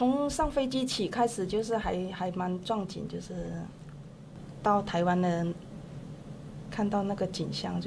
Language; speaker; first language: Chinese; non-native, local second language; Cantonese